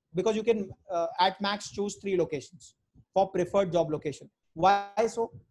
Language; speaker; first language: English; non-native, local second language; Hindi